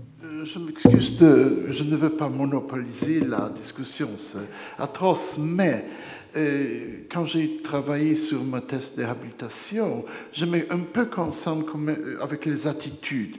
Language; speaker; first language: French; non-native, fluent; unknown